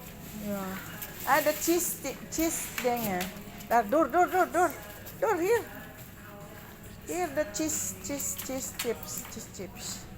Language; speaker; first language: Dutch; non-native, learner; Filipino